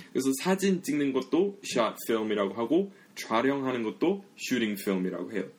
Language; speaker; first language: Korean; early bilingual, heritage; English